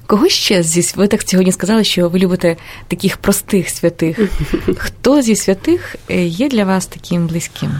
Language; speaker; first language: Ukrainian; native; Ukrainian